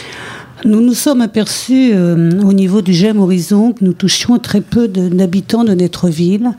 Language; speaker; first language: French; native; French